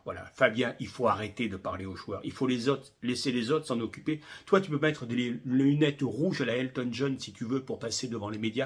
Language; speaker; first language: French; native; French